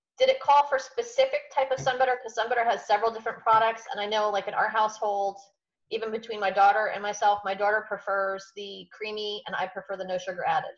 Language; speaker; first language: English; native; English